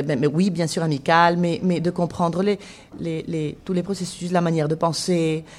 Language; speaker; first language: French; non-native, fluent; Spanish